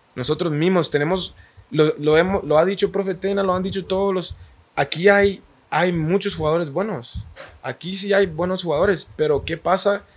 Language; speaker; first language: Spanish; native; Spanish